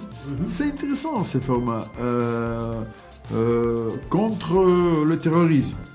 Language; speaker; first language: French; non-native, fluent; Russian